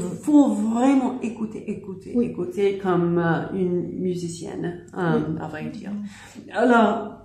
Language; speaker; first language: French; non-native, learner; English